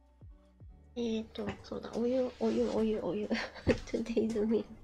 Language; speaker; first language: English; non-native, learner; Japanese